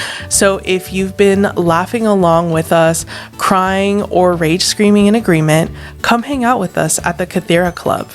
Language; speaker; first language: English; native; English